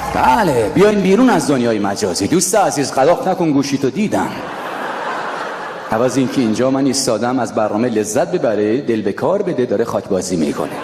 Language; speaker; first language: Persian; native; Persian